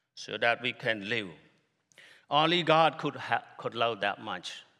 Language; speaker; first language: English; non-native, fluent; Khmer